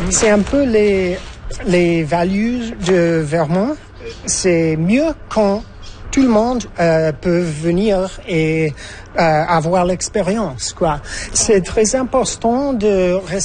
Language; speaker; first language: French; non-native, learner; English